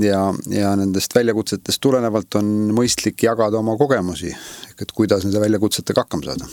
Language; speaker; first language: Estonian; native; Estonian